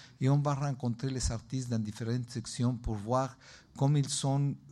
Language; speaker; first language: French; non-native, learner; Spanish